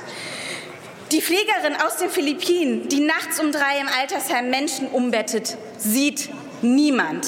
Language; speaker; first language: German; early bilingual, other home language; Persian